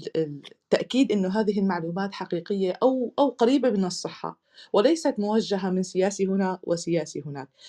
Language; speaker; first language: Arabic; native; Arabic